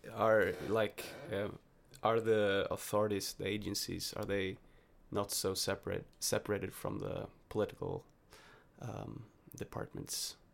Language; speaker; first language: English; non-native, fluent; Swedish